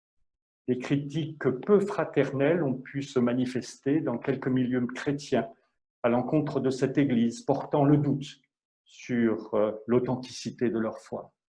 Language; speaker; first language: French; native; French